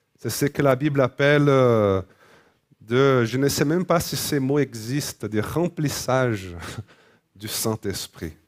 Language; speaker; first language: French; non-native, fluent; Portuguese